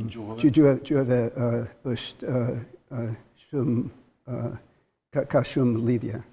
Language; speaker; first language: Albanian; non-native, learner; English